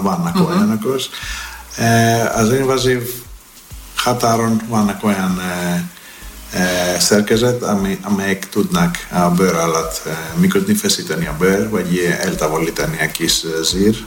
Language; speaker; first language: Hungarian; non-native, learner; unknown